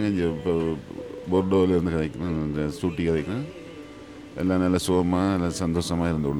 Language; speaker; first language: French; non-native, learner; Tamil